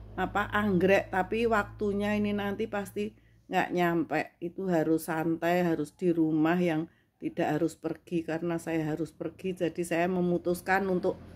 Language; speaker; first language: Indonesian; non-native, local second language; Javanese